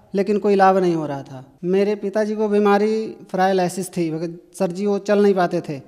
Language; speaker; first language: Hindi; native; Hindi